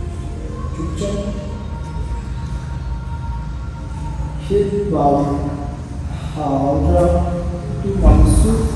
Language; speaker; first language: Vietnamese; non-native, learner; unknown